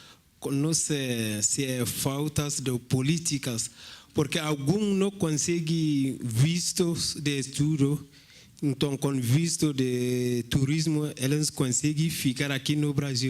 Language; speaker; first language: Portuguese; non-native, learner; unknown